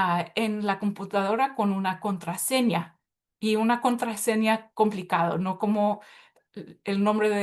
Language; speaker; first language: Spanish; early bilingual, heritage; Spanish